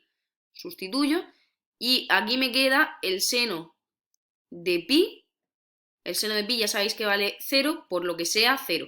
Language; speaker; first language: Spanish; native; Spanish